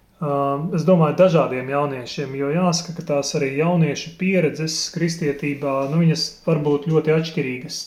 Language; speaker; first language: Latvian; native; Latvian